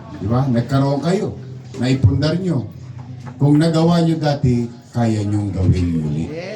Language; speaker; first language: Filipino; native; Filipino